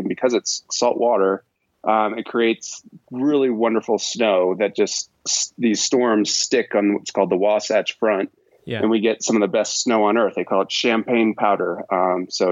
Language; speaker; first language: English; native; English